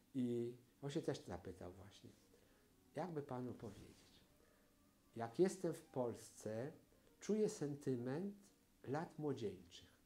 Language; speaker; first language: Polish; native; Polish